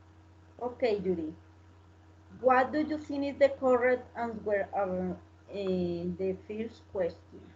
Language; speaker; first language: English; non-native, learner; Spanish